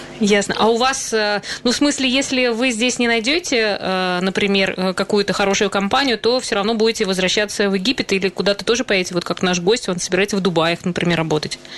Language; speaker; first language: Russian; native; Russian